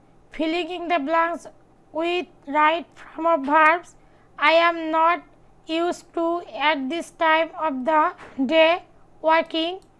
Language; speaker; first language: English; non-native, local second language; Bangla